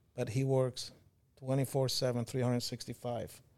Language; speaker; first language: English; non-native, fluent; Arabic